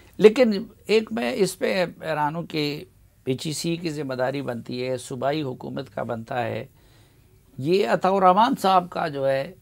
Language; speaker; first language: Urdu; non-native, local second language; Pashto